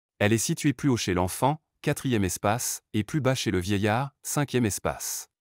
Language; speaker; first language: French; non-native, local second language; Arabic